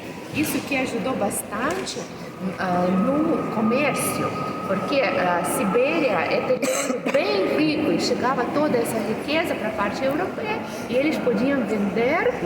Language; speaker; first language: Portuguese; non-native, fluent; Russian